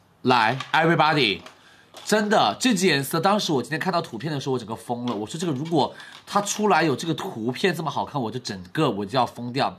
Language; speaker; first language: Chinese; native; Chinese